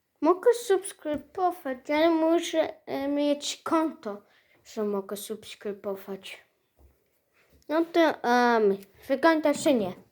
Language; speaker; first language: Polish; early bilingual, heritage; Polish